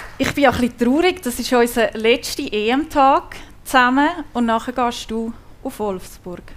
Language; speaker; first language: German; native; German